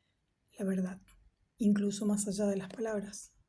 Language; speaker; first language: Spanish; native; Spanish